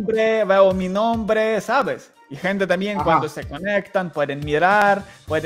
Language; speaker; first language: Spanish; non-native, learner; Ukrainian